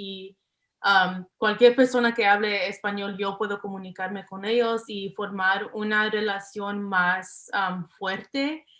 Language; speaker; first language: Spanish; early bilingual, heritage; English